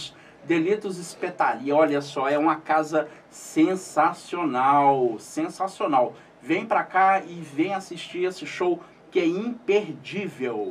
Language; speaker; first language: Portuguese; native; Portuguese